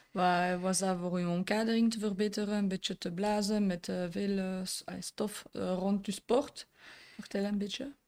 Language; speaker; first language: Dutch; non-native, local second language; French